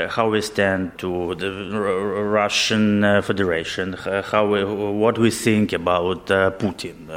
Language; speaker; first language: English; non-native, learner; Ukrainian